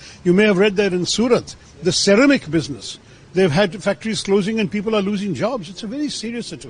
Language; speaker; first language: English; non-native, local second language; Malayalam